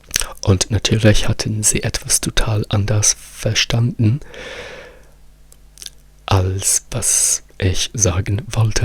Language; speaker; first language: German; non-native, fluent; Italian